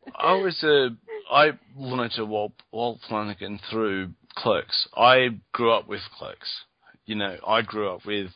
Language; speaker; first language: English; native; English